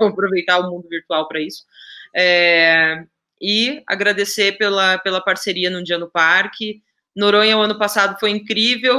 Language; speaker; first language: Portuguese; native; Portuguese